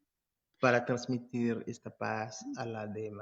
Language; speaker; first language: Spanish; non-native, fluent; English